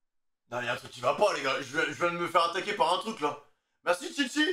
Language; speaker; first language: French; native; French